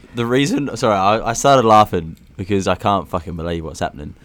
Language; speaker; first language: English; native; English